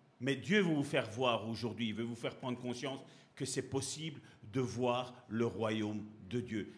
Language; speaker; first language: French; native; French